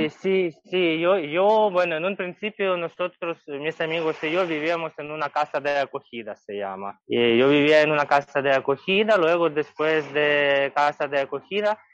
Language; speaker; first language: Spanish; non-native, fluent; Ukrainian